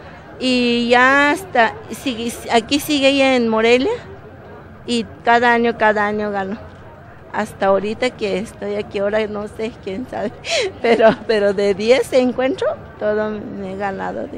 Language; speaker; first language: Spanish; non-native, local second language; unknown